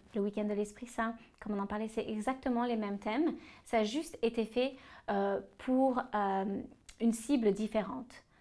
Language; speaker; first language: French; native; French